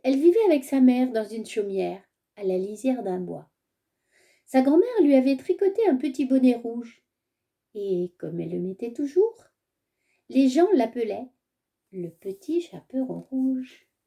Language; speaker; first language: French; native; French